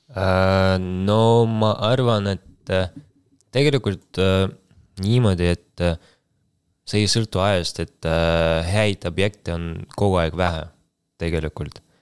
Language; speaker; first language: Estonian; non-native, local second language; Russian